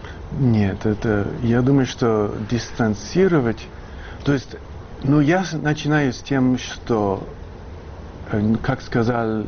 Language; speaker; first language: Russian; non-native, fluent; English